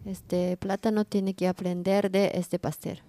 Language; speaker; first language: Spanish; non-native, learner; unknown